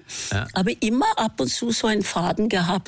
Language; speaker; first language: German; non-native, fluent; Norwegian